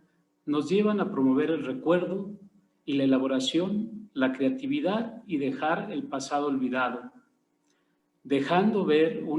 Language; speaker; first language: Spanish; native; Spanish